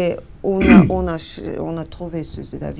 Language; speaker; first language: French; non-native, fluent; Russian